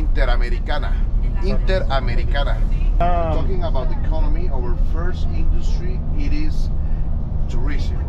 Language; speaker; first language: English; non-native, fluent; Spanish